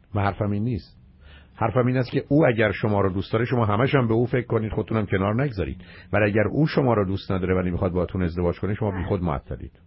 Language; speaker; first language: Persian; native; Persian